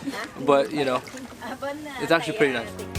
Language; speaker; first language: English; early bilingual, other home language; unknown